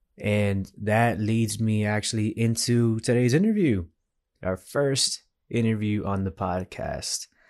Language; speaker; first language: English; early bilingual, other home language; Spanish